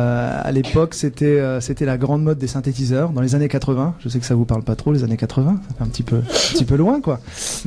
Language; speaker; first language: French; native; French